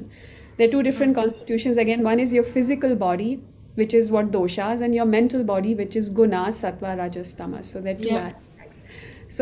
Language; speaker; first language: English; non-native, local second language; Hindi